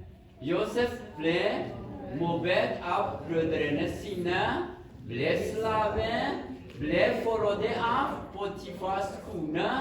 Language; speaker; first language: Norwegian; non-native, learner; Hakha Chin